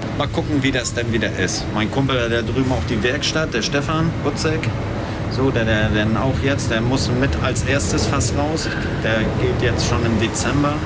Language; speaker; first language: German; native; German